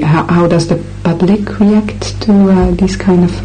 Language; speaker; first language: English; non-native, fluent; Dutch